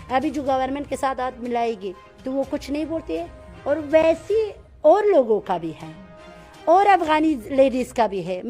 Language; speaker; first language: Hindi; non-native, fluent; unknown